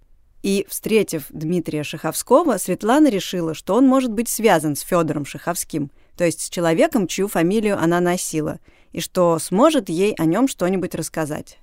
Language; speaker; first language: Russian; native; Russian